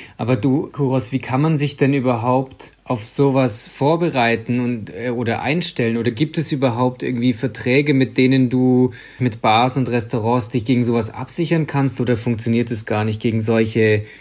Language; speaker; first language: German; native; German